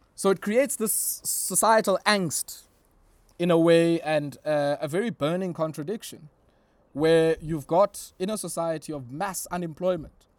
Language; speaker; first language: English; non-native, local second language; Xhosa